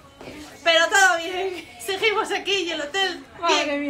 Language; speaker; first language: Spanish; native; Spanish